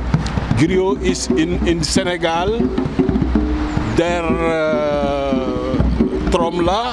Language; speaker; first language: German; non-native, learner; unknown